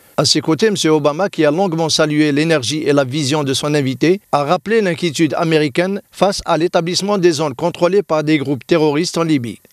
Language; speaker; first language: French; non-native, local second language; Arabic